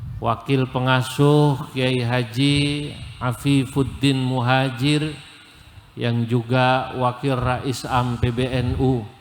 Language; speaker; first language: Indonesian; native; Indonesian